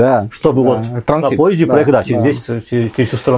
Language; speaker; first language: Russian; native; Russian